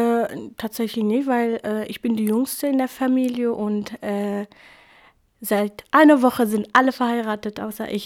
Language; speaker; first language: German; non-native, fluent; Kurdish